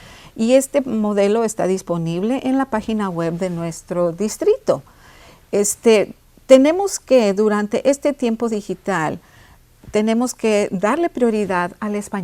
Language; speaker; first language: Spanish; early bilingual, heritage; Spanish